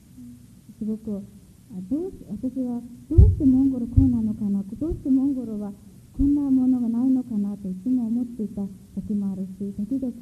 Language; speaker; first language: Japanese; non-native, fluent; Mongolian